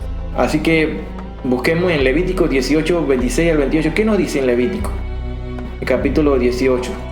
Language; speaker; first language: Spanish; native; Spanish